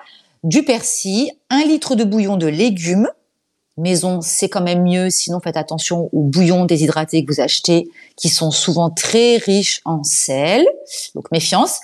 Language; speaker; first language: French; native; French